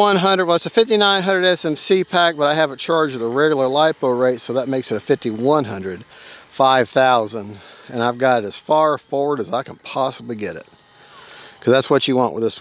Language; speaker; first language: English; native; English